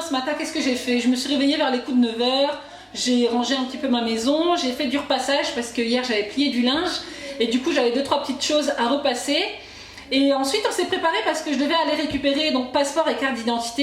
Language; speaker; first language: French; native; French